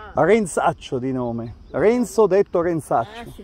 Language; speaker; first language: Italian; native; Italian